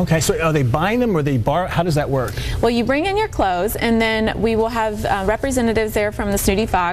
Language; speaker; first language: English; native; English